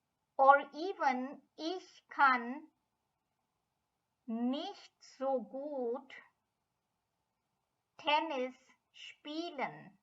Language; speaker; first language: German; non-native, fluent; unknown